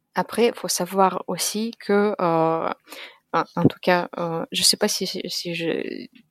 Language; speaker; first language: French; non-native, fluent; Russian